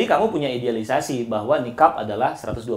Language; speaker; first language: Indonesian; native; Indonesian